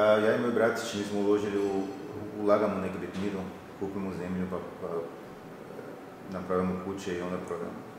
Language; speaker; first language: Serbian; non-native, fluent; Portuguese